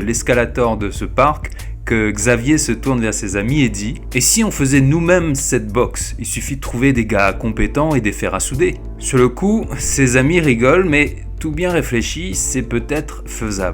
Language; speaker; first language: French; native; French